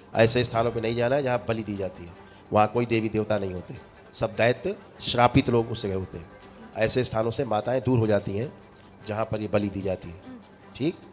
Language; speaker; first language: Hindi; native; Hindi